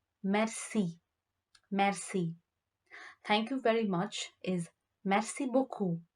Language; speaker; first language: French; non-native, learner; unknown